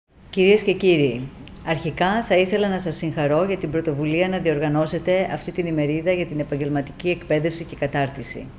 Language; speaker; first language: Greek; native; Greek